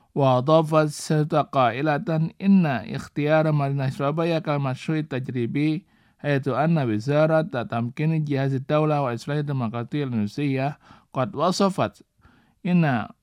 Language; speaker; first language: Arabic; non-native, fluent; Indonesian